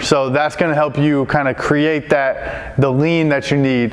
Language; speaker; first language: English; native; English